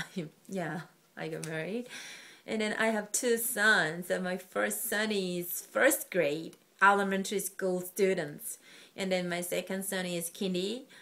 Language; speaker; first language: English; non-native, learner; Korean